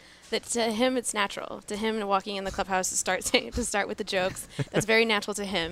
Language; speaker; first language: English; early bilingual, other home language; Spanish